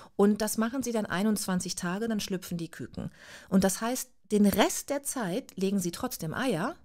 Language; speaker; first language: German; native; German